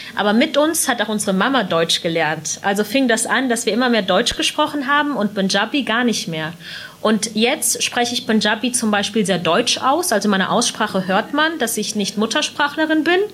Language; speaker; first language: German; early bilingual, other home language; Punjabi